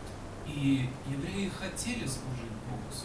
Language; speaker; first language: Polish; non-native, learner; Russian